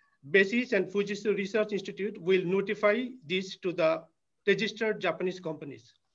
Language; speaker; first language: English; non-native, local second language; Bangla